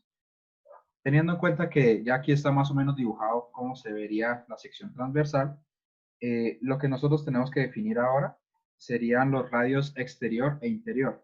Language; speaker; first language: Spanish; native; Spanish